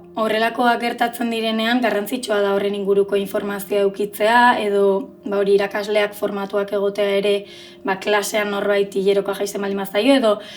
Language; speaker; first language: Basque; native; Basque